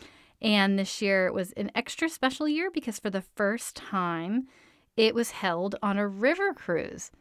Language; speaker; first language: English; native; English